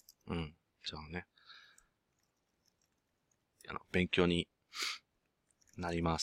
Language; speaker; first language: Japanese; non-native, learner; English